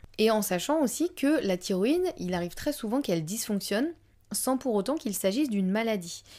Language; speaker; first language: French; native; French